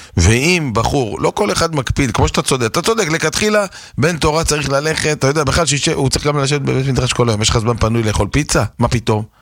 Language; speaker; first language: Hebrew; native; Hebrew